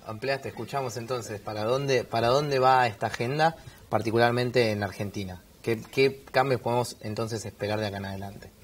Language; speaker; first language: Spanish; native; Spanish